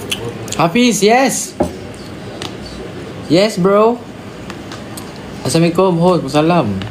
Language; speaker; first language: Malay; native; Malay